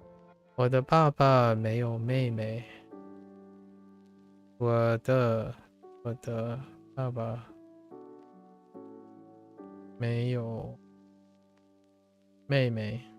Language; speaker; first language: Chinese; non-native, learner; English